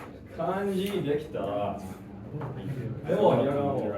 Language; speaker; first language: Japanese; non-native, learner; English